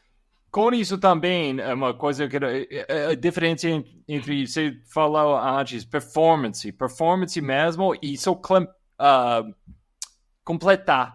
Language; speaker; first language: Portuguese; non-native, fluent; English